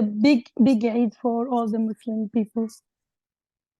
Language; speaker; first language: English; non-native, learner; Arabic